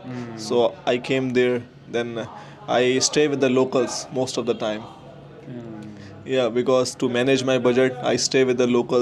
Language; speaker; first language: English; non-native, local second language; Hindi